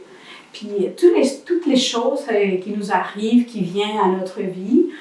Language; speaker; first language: French; non-native, learner; Spanish